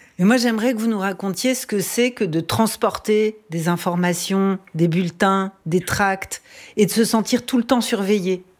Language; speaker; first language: French; native; French